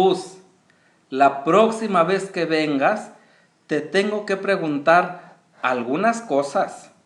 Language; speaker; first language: Spanish; native; Spanish